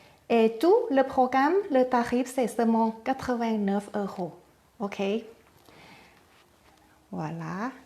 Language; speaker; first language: French; non-native, learner; Thai